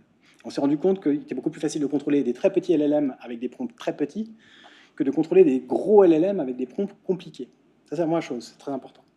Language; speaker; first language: French; native; French